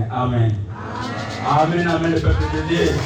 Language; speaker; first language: French; non-native, local second language; Lingala